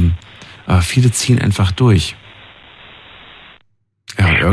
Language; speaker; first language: German; native; German